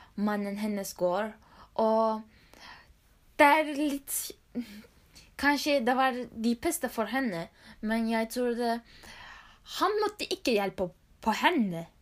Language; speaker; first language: Norwegian; non-native, learner; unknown